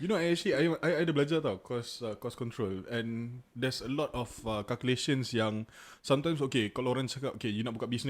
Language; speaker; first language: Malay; native; Malay